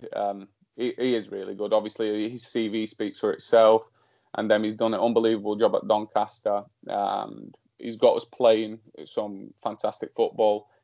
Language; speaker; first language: English; early bilingual, other home language; Slovak